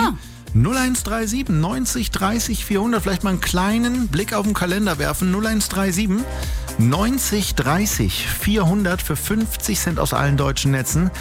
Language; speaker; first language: German; native; German